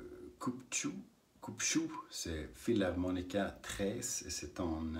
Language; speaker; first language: French; non-native, learner; English